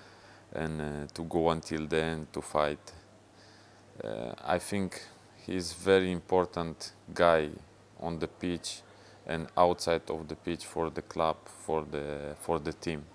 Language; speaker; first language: English; non-native, fluent; Russian